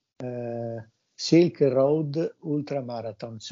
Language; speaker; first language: Italian; native; Italian